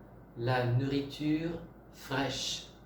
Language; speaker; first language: French; non-native, fluent; Vietnamese